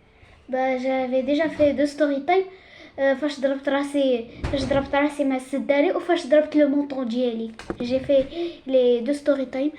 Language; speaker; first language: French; early bilingual, other home language; Arabic